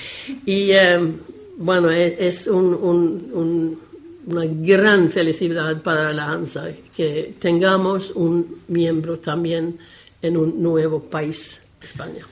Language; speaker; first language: Spanish; non-native, fluent; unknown